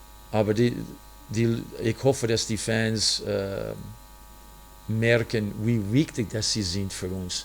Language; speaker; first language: German; non-native, fluent; English